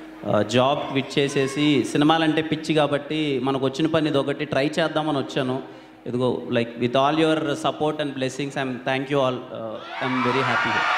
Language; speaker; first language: Telugu; native; Telugu